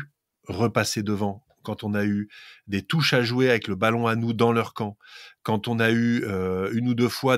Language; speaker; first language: French; native; French